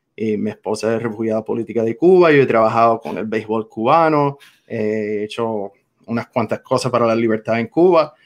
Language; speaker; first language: Spanish; non-native, fluent; English